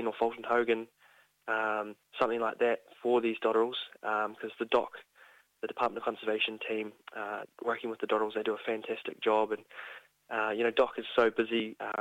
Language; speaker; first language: English; native; English